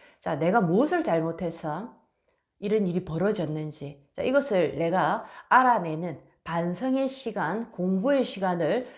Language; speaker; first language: Korean; native; Korean